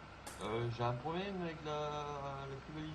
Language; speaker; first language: French; native; French